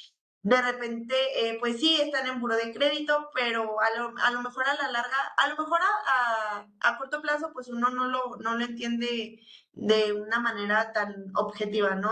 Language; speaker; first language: Spanish; native; Spanish